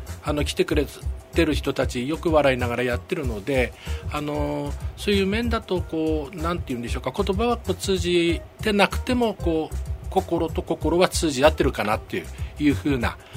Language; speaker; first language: Japanese; native; Japanese